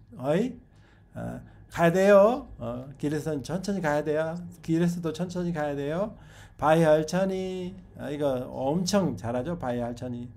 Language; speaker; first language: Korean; native; Korean